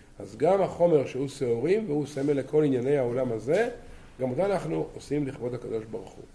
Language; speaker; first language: Hebrew; native; Hebrew